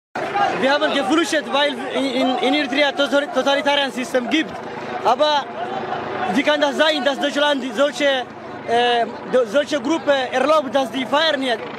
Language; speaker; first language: German; non-native, fluent; Tigrinya